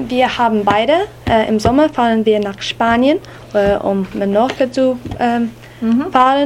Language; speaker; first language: German; non-native, learner; English